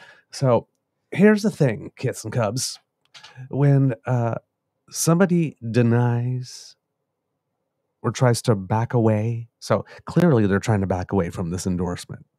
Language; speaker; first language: English; native; English